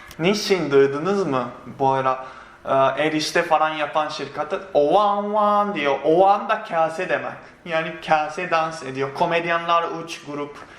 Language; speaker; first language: Turkish; non-native, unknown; Japanese